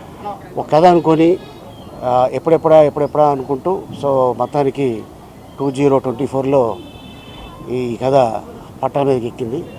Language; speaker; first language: Telugu; native; Telugu